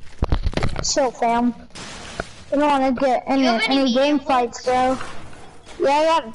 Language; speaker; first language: English; native; English